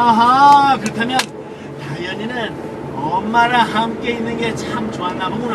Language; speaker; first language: Korean; native; Korean